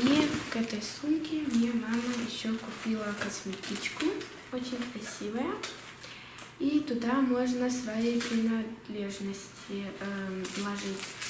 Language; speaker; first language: Russian; early bilingual, heritage; Russian